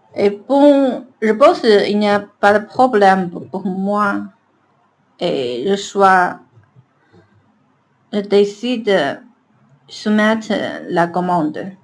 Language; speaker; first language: French; non-native, learner; Chinese